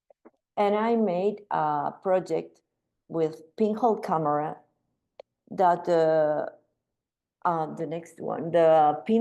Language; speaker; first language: English; non-native, learner; Spanish